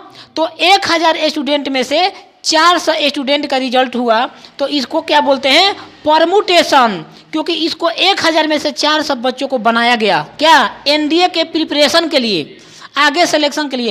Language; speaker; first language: Hindi; non-native, local second language; Bhojpuri